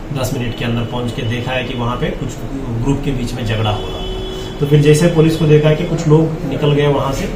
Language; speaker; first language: Hindi; non-native, local second language; Bangla